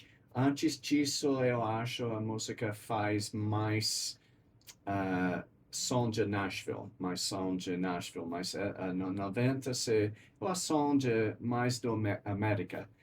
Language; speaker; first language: Portuguese; non-native, learner; English